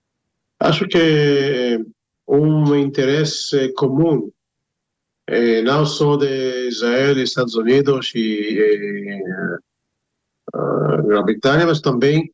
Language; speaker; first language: Portuguese; non-native, fluent; Hebrew